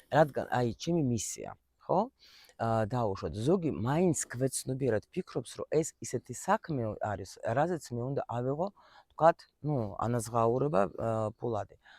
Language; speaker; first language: Georgian; early bilingual, heritage; Russian